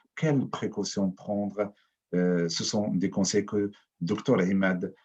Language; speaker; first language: French; non-native, local second language; Arabic